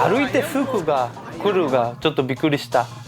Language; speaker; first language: Japanese; non-native, learner; Portuguese